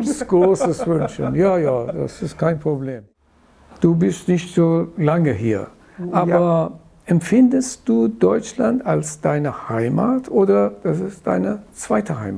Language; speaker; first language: German; non-native, fluent; Persian